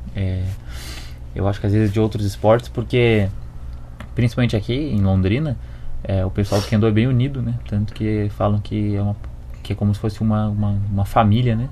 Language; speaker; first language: Portuguese; native; Portuguese